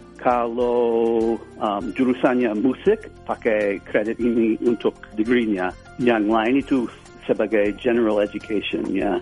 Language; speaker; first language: Indonesian; non-native, fluent; English